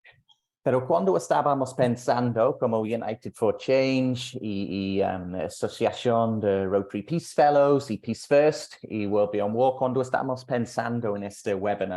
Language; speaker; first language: Spanish; non-native, fluent; English